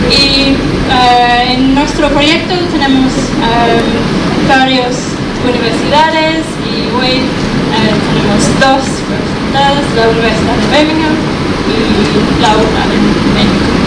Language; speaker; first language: Spanish; non-native, fluent; English